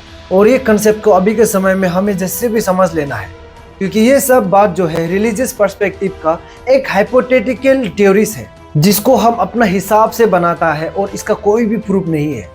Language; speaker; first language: Hindi; non-native, local second language; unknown